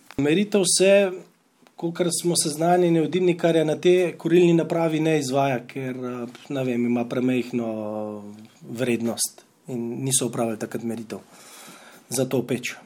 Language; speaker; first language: Slovenian; native; Slovenian